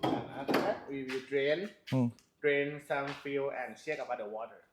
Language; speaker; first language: English; non-native, learner; Thai